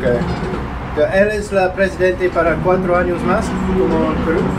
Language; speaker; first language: Spanish; non-native, learner; English